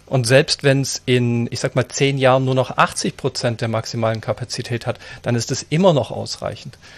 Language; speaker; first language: German; native; German